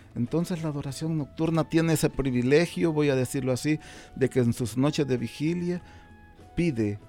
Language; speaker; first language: Spanish; native; Spanish